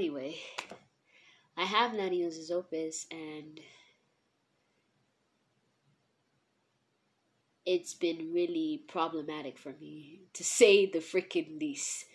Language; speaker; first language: English; early bilingual, other home language; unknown